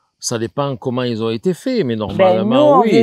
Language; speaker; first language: French; native; French